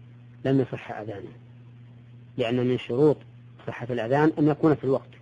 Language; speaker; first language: Arabic; native; Arabic